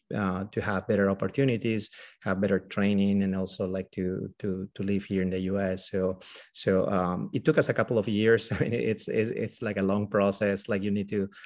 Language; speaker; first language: English; non-native, fluent; Spanish